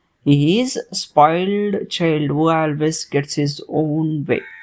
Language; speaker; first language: English; non-native, local second language; Telugu